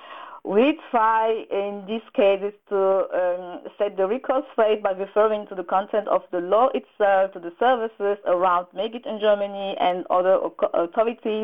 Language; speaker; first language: English; non-native, local second language; French